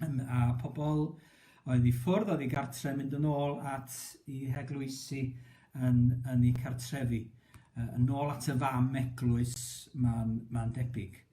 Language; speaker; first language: Welsh; native; Welsh